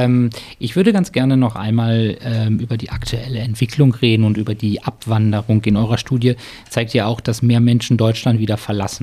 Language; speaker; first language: German; native; German